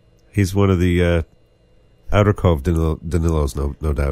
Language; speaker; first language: English; native; English